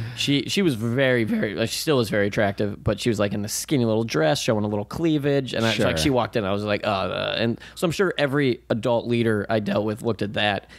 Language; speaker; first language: English; native; English